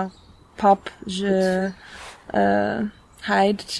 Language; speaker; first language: French; non-native, learner; English